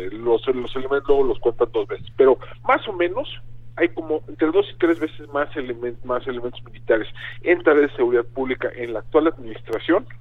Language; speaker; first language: Spanish; native; Spanish